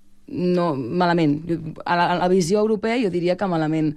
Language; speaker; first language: Catalan; native; Catalan